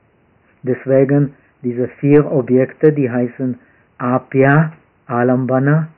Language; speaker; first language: German; non-native, fluent; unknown